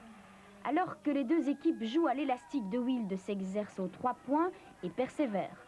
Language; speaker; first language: French; native; French